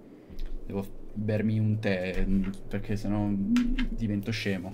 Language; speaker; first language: Italian; native; Italian